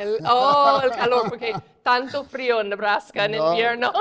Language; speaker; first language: Spanish; non-native, fluent; English